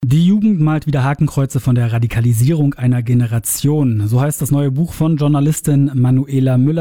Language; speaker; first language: German; native; German